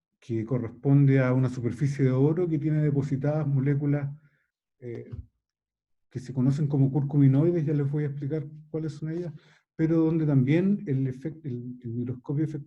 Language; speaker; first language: Spanish; native; Spanish